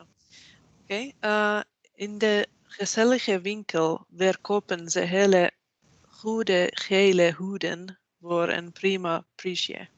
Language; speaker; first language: Dutch; non-native, learner; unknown